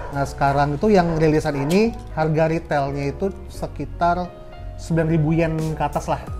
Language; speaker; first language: Indonesian; native; Indonesian